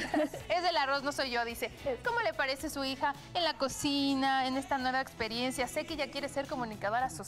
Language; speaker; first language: Spanish; native; Spanish